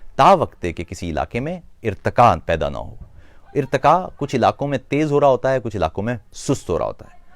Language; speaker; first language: Urdu; native; Urdu